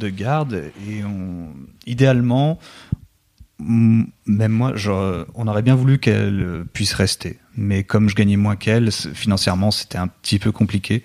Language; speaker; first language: French; native; French